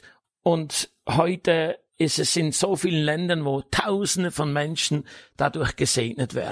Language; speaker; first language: German; native; German